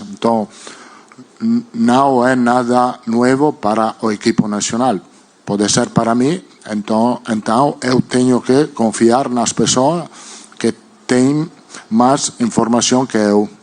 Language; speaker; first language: Portuguese; non-native, fluent; Italian